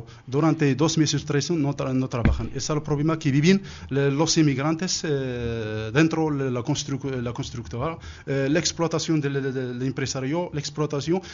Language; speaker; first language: Spanish; non-native, learner; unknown